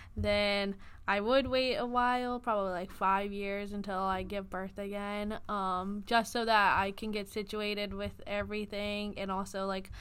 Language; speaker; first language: English; native; English